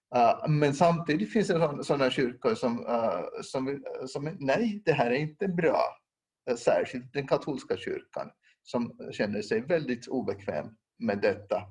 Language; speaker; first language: Swedish; non-native, local second language; Finnish